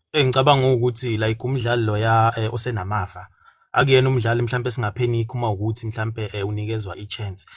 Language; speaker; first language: Zulu; native; Zulu